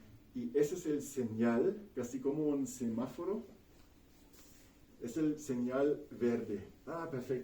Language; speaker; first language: Spanish; non-native, fluent; German